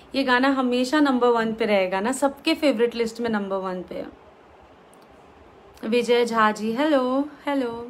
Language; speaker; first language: Hindi; native; Hindi